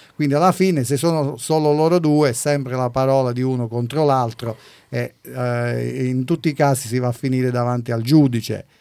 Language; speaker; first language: Italian; native; Italian